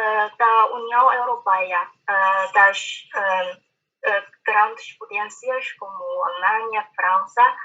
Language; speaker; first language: Portuguese; non-native, fluent; Chinese